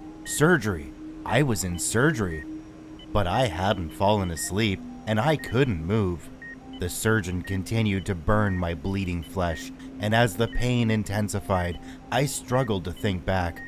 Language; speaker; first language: English; native; English